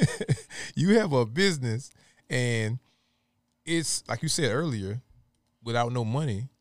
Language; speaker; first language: English; native; English